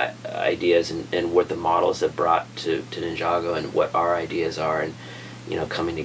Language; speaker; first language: English; native; English